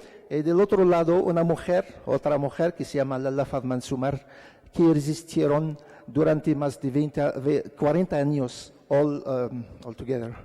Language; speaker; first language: Spanish; non-native, fluent; Arabic